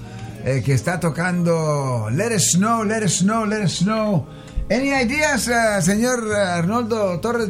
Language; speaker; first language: Spanish; native; Spanish